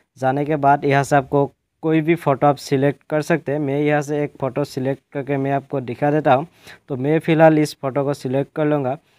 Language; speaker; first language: Hindi; non-native, local second language; Assamese